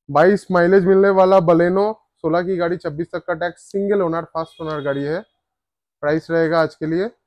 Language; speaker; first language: Hindi; non-native, local second language; Bangla